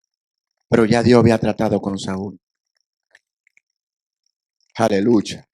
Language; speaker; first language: Spanish; native; Spanish